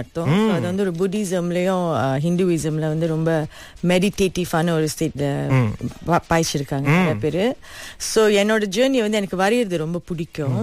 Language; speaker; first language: Tamil; early bilingual, heritage; Tamil